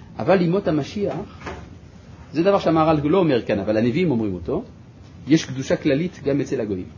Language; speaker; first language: Hebrew; non-native, fluent; French